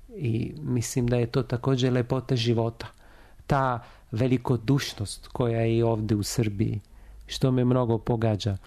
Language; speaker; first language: Serbian; non-native, fluent; Italian